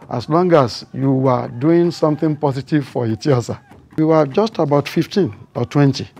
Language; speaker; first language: English; non-native, local second language; Yoruba